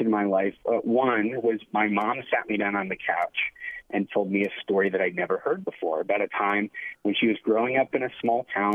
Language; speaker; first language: English; native; English